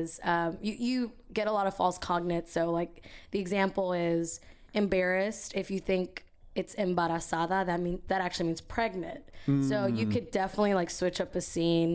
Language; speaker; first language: English; early bilingual, other home language; Spanish